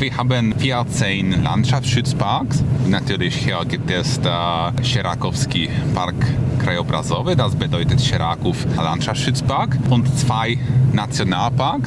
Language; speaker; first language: German; non-native, fluent; Polish